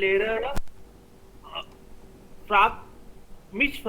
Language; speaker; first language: German; non-native, learner; Hindi